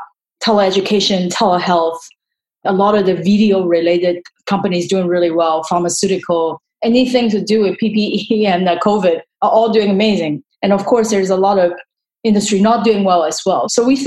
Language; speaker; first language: English; non-native, local second language; Cantonese